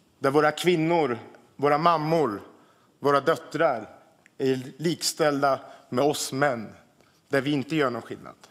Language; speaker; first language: Swedish; early bilingual, other home language; Armenian